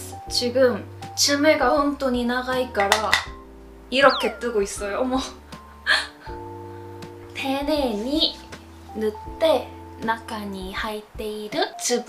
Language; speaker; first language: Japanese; non-native, fluent; Korean